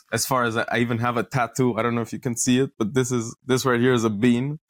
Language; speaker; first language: English; non-native, fluent; Romanian